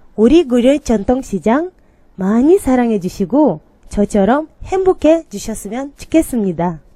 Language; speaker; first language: Korean; non-native, fluent; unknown